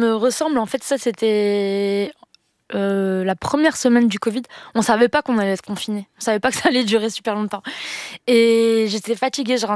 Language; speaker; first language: French; non-native, local second language; Arabic